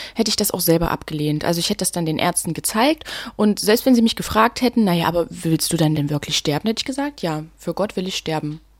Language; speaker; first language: German; native; German